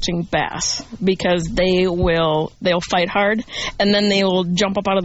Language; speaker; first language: English; native; English